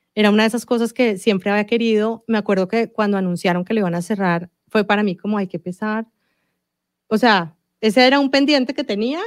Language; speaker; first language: Spanish; native; Spanish